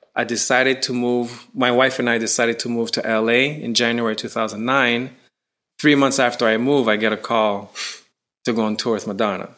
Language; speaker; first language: English; native; English